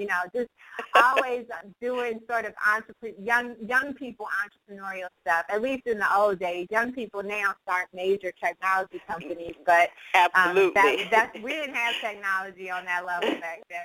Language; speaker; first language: English; native; English